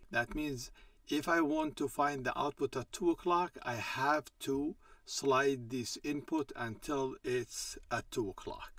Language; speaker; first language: English; non-native, fluent; Arabic